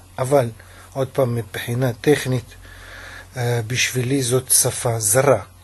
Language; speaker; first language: Hebrew; non-native, fluent; Russian